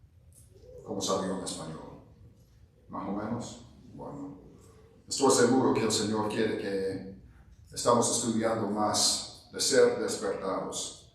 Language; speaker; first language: Spanish; non-native, fluent; English